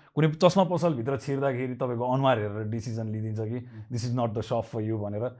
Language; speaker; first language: Nepali; native; Nepali